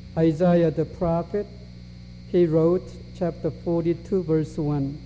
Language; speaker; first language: English; non-native, fluent; Korean